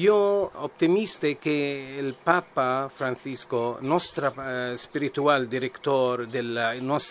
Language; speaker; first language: Spanish; non-native, learner; Arabic